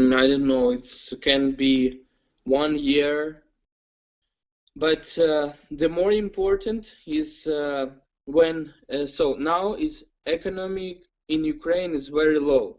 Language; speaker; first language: English; non-native, learner; Ukrainian